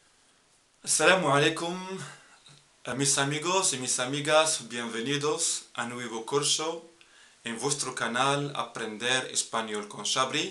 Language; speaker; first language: Spanish; non-native, fluent; Arabic